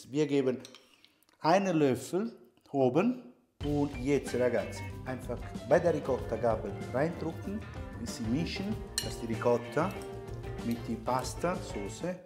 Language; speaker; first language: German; non-native, learner; Italian